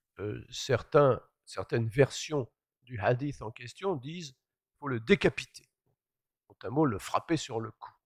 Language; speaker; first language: French; native; French